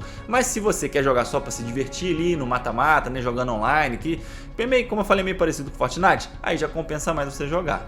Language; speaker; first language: Portuguese; native; Portuguese